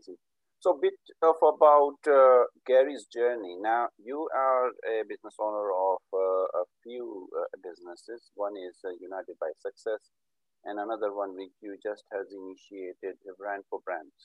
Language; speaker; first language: English; native; English